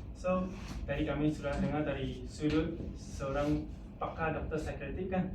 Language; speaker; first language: Malay; non-native, local second language; Chinese